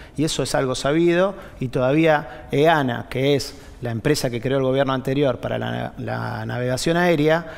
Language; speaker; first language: Spanish; native; Spanish